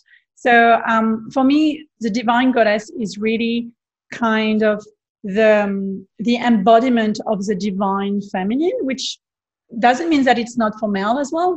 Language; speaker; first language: English; non-native, fluent; French